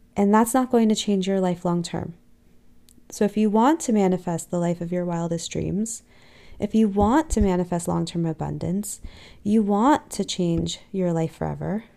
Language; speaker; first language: English; native; English